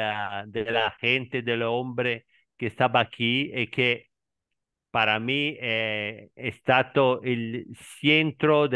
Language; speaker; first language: Spanish; non-native, learner; Italian